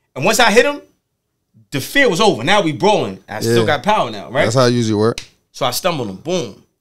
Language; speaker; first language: English; native; English